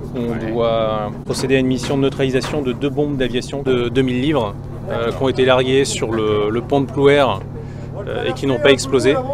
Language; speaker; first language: French; native; French